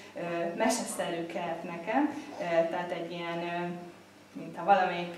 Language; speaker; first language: Hungarian; native; Hungarian